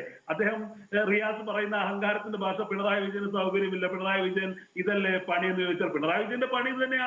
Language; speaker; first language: Malayalam; native; Malayalam